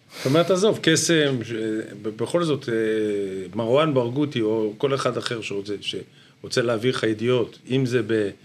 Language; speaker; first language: Hebrew; native; Hebrew